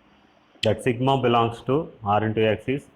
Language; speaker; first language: English; non-native, local second language; Telugu